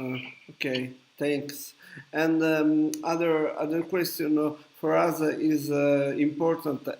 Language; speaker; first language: English; non-native, learner; Italian